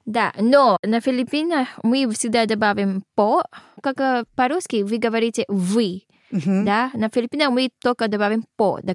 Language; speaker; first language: Russian; non-native, learner; Filipino